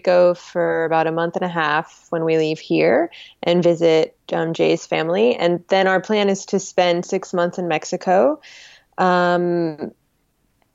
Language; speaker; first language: English; native; English